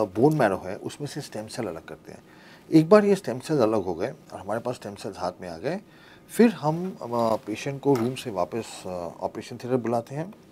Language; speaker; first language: Hindi; native; Hindi